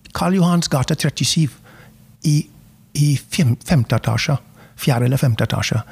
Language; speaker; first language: Norwegian; non-native, fluent; English